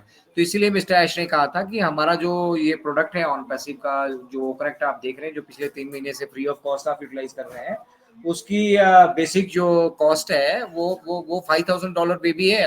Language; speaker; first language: Hindi; native; Hindi